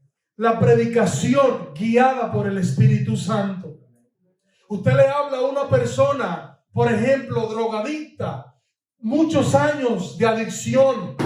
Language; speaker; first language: Spanish; native; Spanish